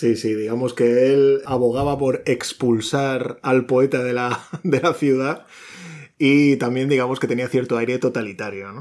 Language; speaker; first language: Spanish; native; Spanish